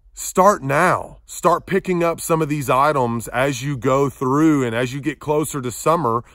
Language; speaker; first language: English; native; English